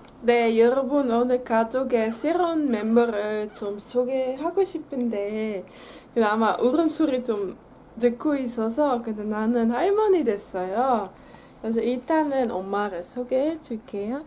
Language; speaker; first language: Korean; non-native, fluent; Dutch